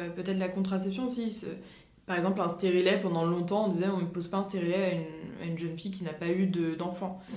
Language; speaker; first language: French; native; French